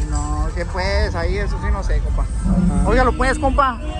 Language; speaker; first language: Spanish; early bilingual, heritage; Spanish